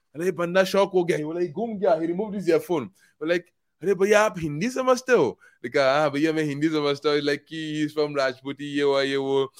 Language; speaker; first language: English; non-native, local second language; Igbo